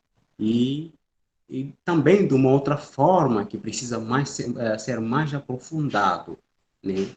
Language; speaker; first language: Portuguese; non-native, local second language; Upper Guinea Crioulo